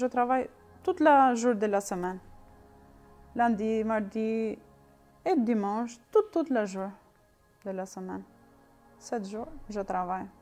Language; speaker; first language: French; non-native, learner; Albanian